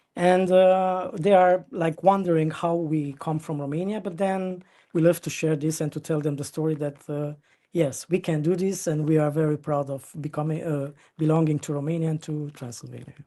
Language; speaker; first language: English; non-native, fluent; Romanian